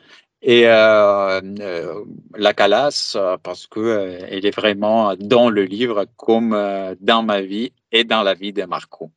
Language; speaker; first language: French; non-native, fluent; Greek